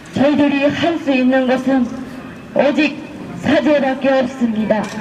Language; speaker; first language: Korean; non-native, fluent; Japanese